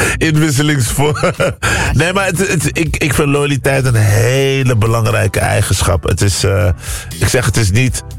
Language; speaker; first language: Dutch; native; Dutch